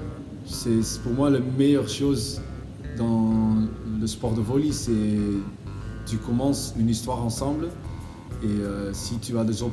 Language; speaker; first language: French; non-native, learner; Dutch